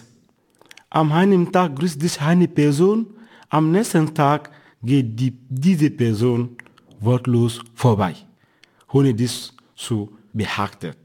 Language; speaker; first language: German; non-native, fluent; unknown